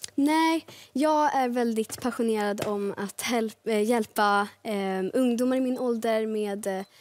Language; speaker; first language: Swedish; native; Swedish